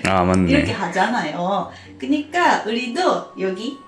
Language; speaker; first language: Korean; non-native, learner; Japanese